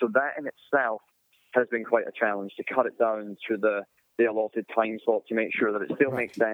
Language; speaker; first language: English; native; English